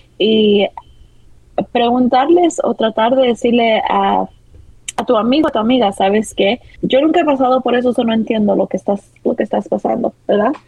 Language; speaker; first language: Spanish; early bilingual, heritage; Spanish